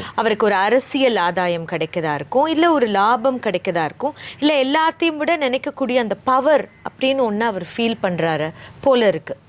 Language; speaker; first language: Tamil; native; Tamil